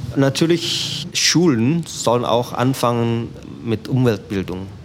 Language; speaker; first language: German; non-native, fluent; Indonesian